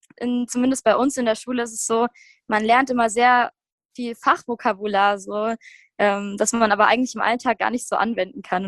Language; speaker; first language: German; native; German